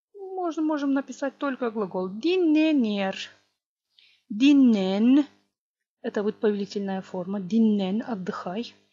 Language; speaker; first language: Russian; non-native, local second language; Gagauz